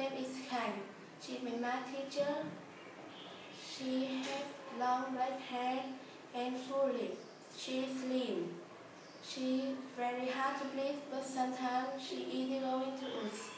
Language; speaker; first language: English; non-native, learner; Vietnamese